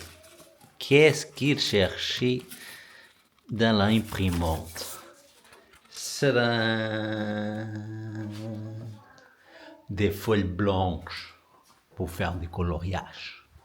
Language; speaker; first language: French; non-native, fluent; Portuguese